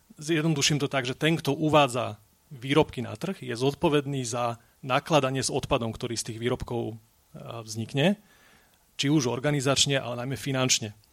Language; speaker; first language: Slovak; native; Slovak